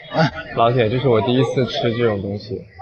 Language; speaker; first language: Chinese; native; Chinese